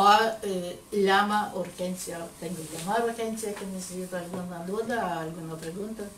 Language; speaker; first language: Spanish; non-native, learner; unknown